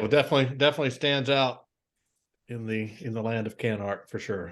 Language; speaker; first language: English; native; English